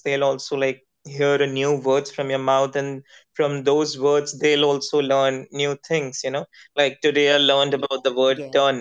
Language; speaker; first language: English; non-native, local second language; Hindi